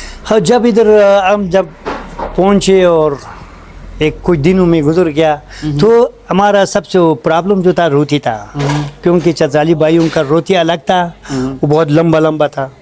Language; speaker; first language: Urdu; non-native, fluent; Persian